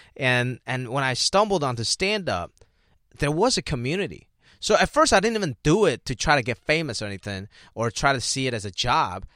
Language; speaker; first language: English; non-native, local second language; Cantonese